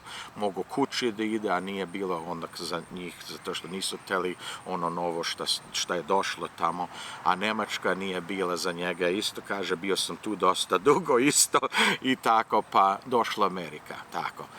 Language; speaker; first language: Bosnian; early bilingual, heritage; Serbian